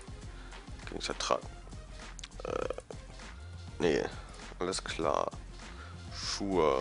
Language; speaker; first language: German; native; German